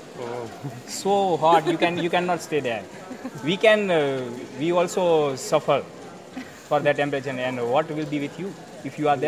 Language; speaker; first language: English; non-native, learner; Gujarati